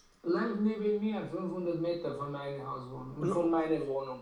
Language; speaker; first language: German; non-native, learner; Romanian